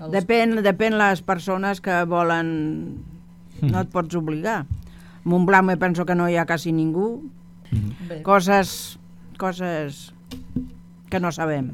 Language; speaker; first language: Catalan; non-native, local second language; Spanish